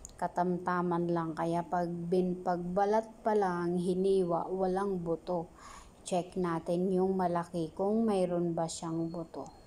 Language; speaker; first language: Filipino; native; Filipino